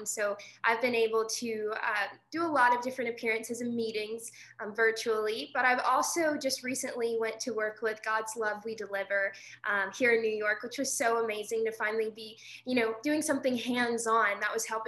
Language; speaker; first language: English; native; English